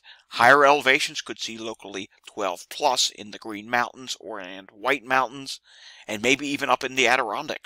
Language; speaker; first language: English; native; English